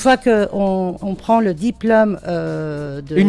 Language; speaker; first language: French; non-native, fluent; Turkish